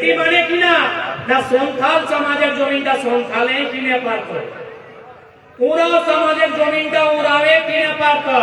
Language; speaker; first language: Bangla; non-native, local second language; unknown